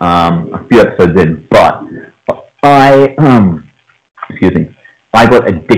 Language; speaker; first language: English; non-native, local second language; Punjabi